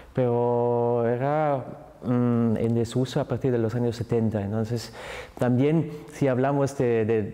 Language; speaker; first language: Spanish; non-native, fluent; German